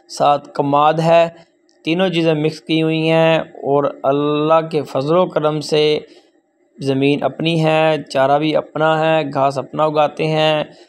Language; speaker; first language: Urdu; non-native, local second language; Punjabi